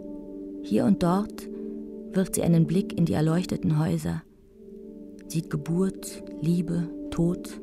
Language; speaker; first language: German; native; German